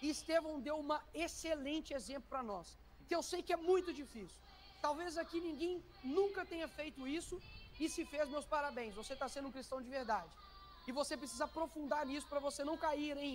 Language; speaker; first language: Portuguese; native; Portuguese